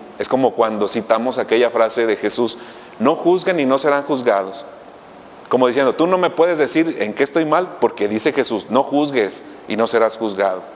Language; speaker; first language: Spanish; native; Spanish